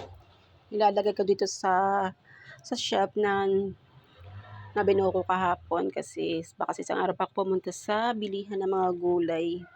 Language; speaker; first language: Filipino; native; Filipino